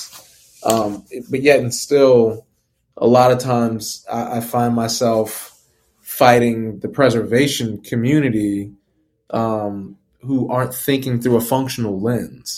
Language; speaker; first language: English; native; English